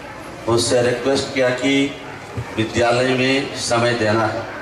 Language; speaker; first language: Hindi; native; Hindi